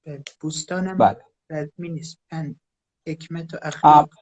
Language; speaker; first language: Persian; native; Persian